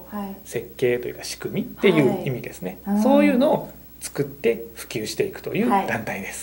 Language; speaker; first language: Japanese; native; Japanese